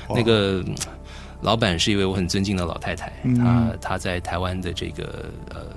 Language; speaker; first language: Chinese; native; Chinese